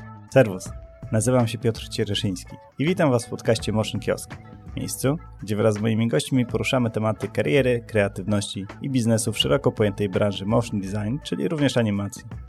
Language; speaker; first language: Polish; native; Polish